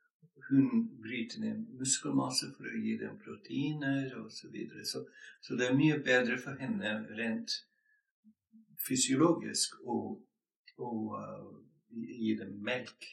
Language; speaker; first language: Norwegian; non-native, fluent; English